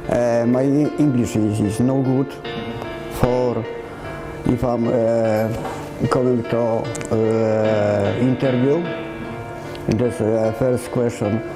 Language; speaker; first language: English; non-native, learner; Polish